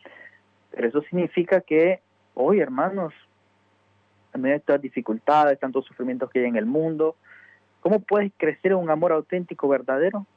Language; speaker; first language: Spanish; native; Spanish